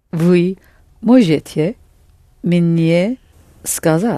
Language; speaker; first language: Russian; non-native, learner; English